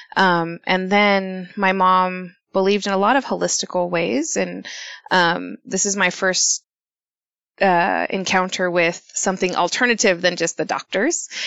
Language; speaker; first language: English; early bilingual, other home language; Spanish